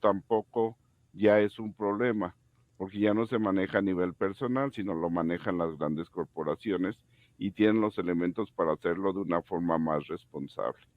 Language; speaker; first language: Spanish; native; Spanish